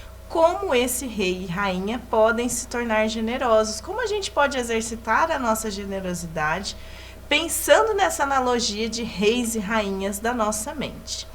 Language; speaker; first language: Portuguese; native; Portuguese